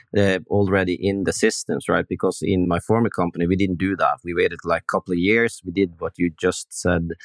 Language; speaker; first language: English; non-native, fluent; Norwegian